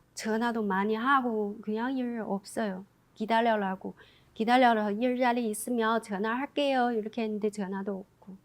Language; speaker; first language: Korean; non-native, learner; Chinese